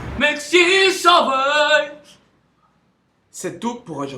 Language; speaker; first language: French; non-native, learner; Spanish